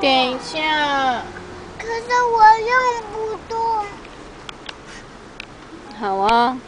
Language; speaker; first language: Chinese; early bilingual, heritage; Chinese